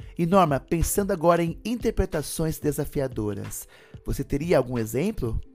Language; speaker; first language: Portuguese; native; Portuguese